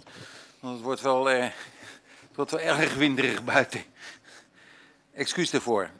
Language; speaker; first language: Dutch; native; Dutch